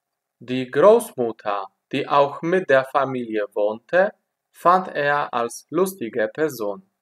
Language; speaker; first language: German; non-native, fluent; Polish